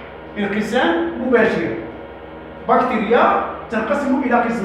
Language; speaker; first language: Arabic; native; Arabic